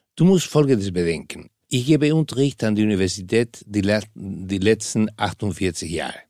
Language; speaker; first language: German; non-native, fluent; Spanish